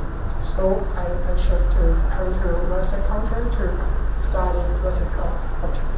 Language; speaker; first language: English; non-native, learner; Chinese